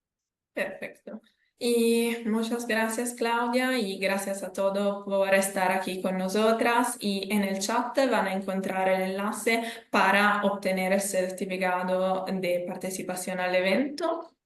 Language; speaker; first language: Spanish; non-native, fluent; Italian